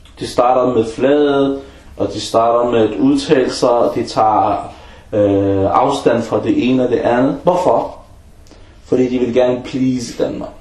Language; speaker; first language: Danish; early bilingual, other home language; Arabic